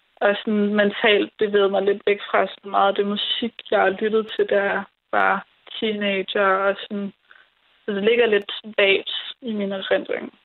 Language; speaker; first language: Danish; native; Danish